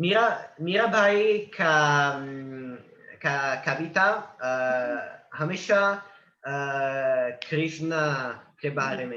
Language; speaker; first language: Hindi; non-native, learner; Italian